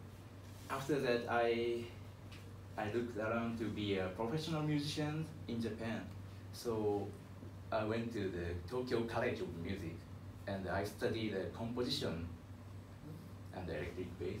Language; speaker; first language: English; non-native, learner; Japanese